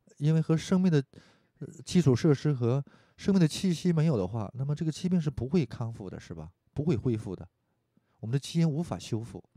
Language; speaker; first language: Chinese; non-native, fluent; Korean